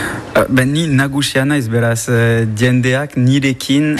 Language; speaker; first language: Basque; non-native, local second language; French